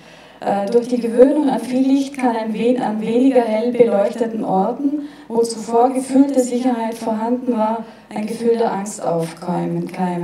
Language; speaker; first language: German; native; German